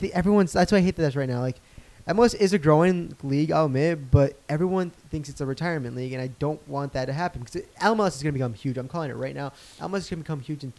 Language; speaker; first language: English; native; English